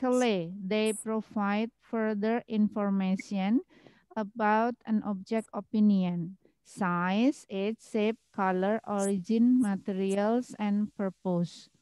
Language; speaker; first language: English; non-native, fluent; Indonesian